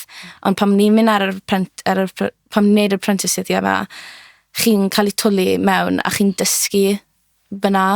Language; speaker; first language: Welsh; native; Welsh